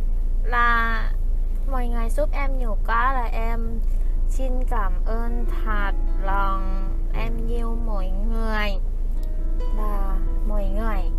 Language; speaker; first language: Vietnamese; non-native, fluent; Thai